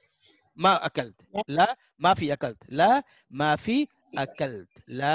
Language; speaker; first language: Arabic; non-native, fluent; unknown